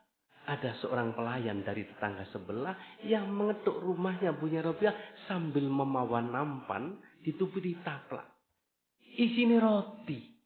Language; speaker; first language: Indonesian; non-native, local second language; Javanese